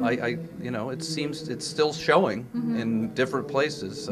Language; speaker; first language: English; native; English